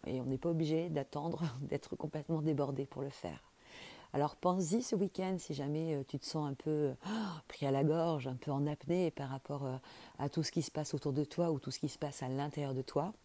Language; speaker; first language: French; native; French